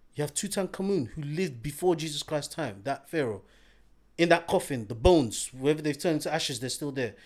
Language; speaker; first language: English; native; English